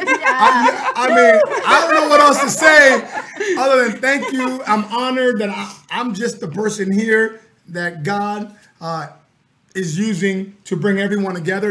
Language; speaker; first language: English; early bilingual, other home language; Spanish